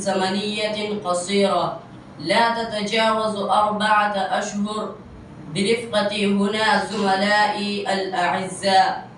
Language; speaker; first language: Arabic; non-native, learner; Urdu